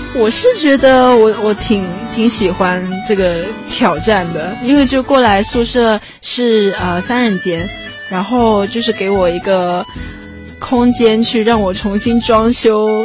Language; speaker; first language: Chinese; non-native, local second language; Cantonese